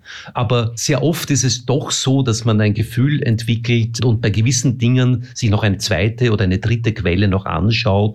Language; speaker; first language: German; native; German